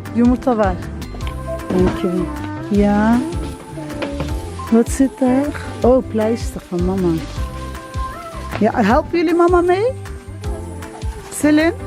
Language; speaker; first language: Dutch; early bilingual, other home language; Turkish